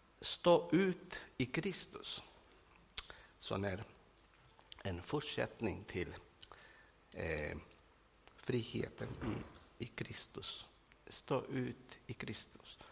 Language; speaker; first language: Swedish; non-native, fluent; Spanish